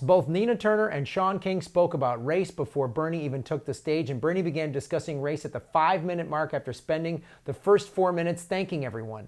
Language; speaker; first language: English; native; English